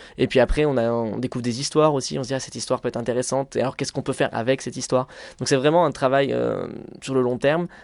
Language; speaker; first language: French; native; French